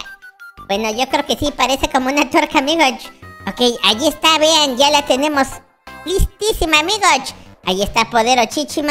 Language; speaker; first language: Spanish; native; Spanish